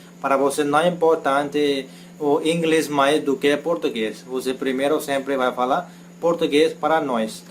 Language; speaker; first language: Portuguese; non-native, learner; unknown